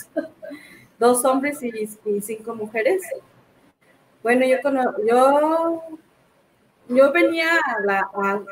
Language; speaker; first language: Spanish; native; Spanish